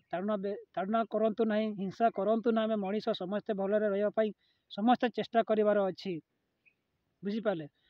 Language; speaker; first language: Odia; non-native, local second language; Santali